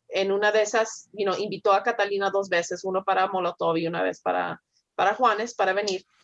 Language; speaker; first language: Spanish; early bilingual, heritage; Spanish